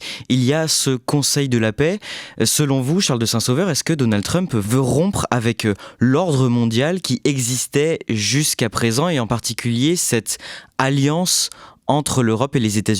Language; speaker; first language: French; native; French